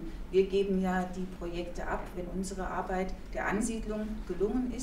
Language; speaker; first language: German; native; German